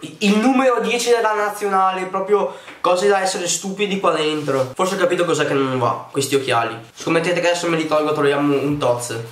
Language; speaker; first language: Italian; native; Italian